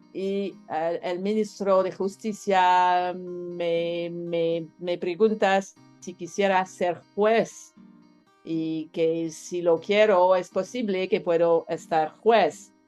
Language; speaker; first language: Spanish; non-native, learner; French